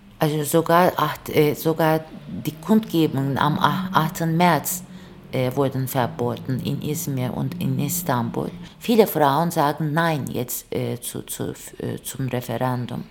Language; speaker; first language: German; non-native, fluent; Turkish